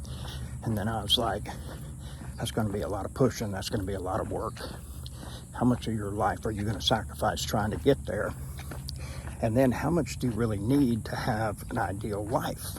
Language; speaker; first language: English; native; English